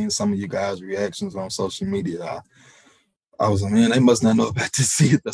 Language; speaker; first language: English; native; English